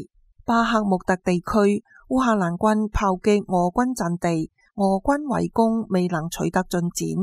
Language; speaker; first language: Chinese; non-native, local second language; Cantonese